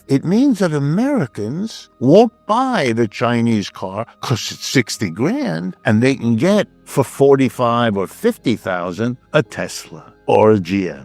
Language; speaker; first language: English; native; English